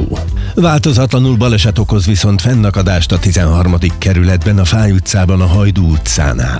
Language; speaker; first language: Hungarian; native; Hungarian